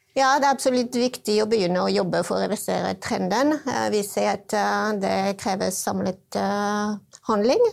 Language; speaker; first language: Norwegian; non-native, fluent; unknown